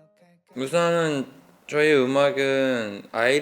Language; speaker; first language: Korean; native; Korean